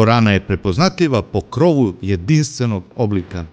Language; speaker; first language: Serbian; native; Serbian